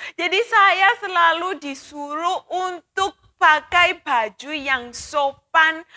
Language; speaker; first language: Indonesian; non-native, fluent; Shona